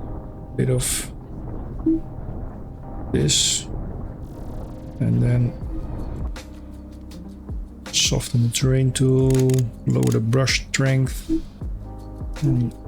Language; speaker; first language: English; non-native, fluent; Dutch